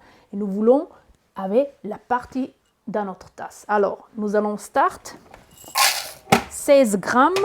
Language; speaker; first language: French; non-native, learner; Italian